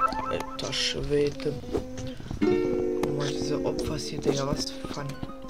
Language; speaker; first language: German; native; German